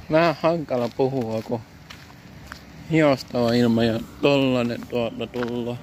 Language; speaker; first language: Finnish; native; Finnish